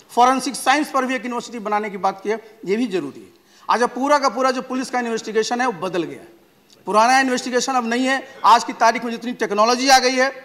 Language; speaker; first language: Hindi; native; Hindi